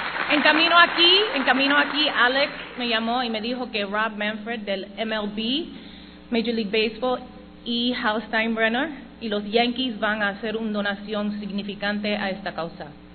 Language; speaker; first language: Spanish; early bilingual, heritage; Spanish